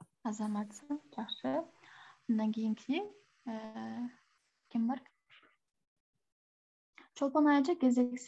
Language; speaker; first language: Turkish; non-native, fluent; Kyrgyz